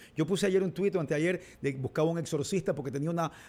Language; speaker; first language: Spanish; native; Spanish